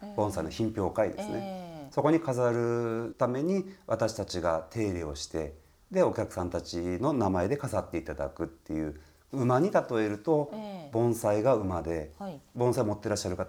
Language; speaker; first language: Japanese; native; Japanese